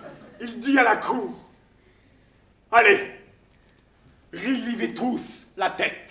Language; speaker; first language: French; native; French